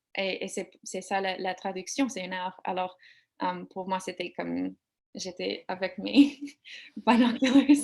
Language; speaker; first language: French; non-native, learner; English